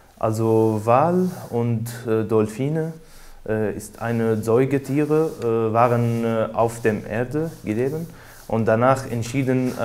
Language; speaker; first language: German; non-native, learner; Arabic